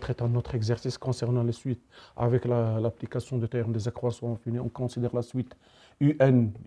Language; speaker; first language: French; non-native, local second language; Arabic